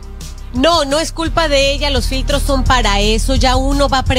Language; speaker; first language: Spanish; native; Spanish